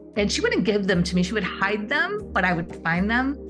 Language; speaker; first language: English; native; English